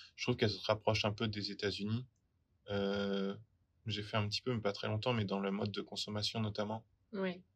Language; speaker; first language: French; native; French